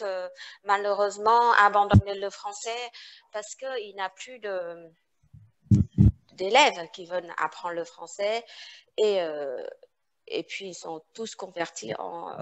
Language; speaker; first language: French; non-native, fluent; Vietnamese